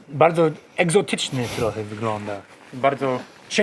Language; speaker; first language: Polish; non-native, learner; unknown